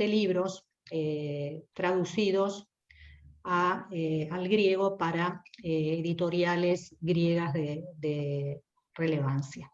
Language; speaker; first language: Spanish; native; Spanish